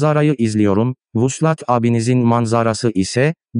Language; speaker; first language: Turkish; non-native, fluent; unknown